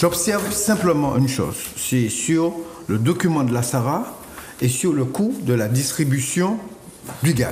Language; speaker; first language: French; native; French